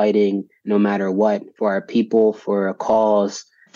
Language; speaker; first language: English; native; English